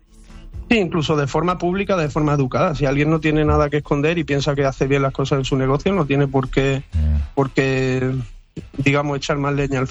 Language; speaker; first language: Spanish; native; Spanish